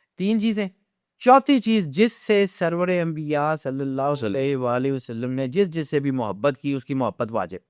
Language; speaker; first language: Urdu; non-native, local second language; Punjabi